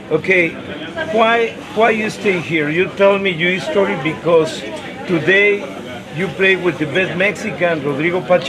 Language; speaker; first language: English; non-native, learner; Spanish